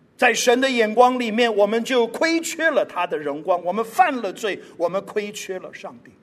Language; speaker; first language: Chinese; non-native, local second language; English